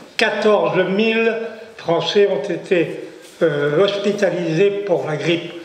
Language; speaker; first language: French; native; French